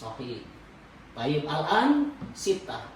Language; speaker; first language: Arabic; non-native, fluent; Indonesian